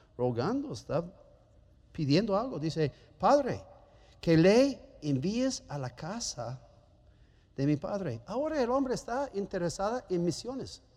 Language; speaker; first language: Spanish; non-native, fluent; German